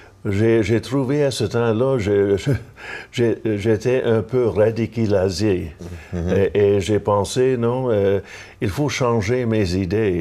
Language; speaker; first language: French; non-native, local second language; English